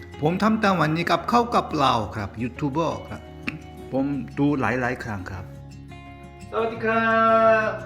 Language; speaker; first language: Thai; non-native, learner; Korean